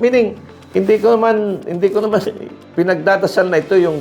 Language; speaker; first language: Filipino; non-native, local second language; Cebuano